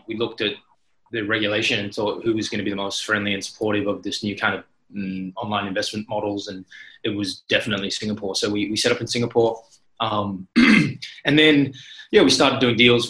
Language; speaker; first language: English; native; English